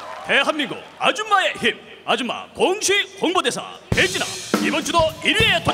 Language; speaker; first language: Korean; native; Korean